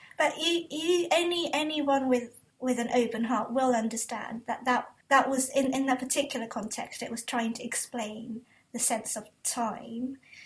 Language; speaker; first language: English; early bilingual, other home language; Japanese